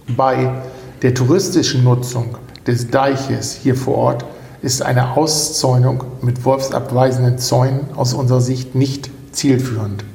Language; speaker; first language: German; native; German